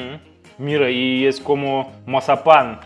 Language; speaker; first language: Spanish; non-native, fluent; Russian